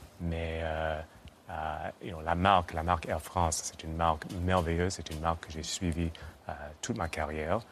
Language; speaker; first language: French; non-native, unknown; English